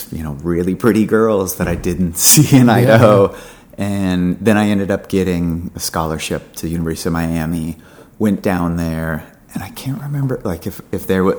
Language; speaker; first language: English; native; English